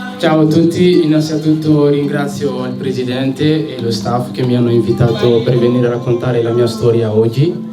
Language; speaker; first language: Italian; non-native, fluent; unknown